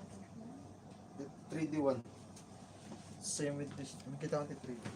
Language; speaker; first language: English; non-native, local second language; Filipino